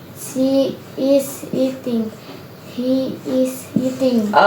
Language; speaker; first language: English; non-native, learner; Indonesian